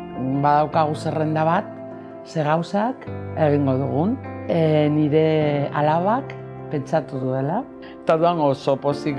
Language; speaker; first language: Basque; non-native, local second language; Spanish